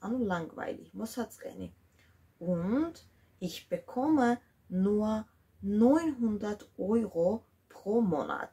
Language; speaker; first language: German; non-native, fluent; Georgian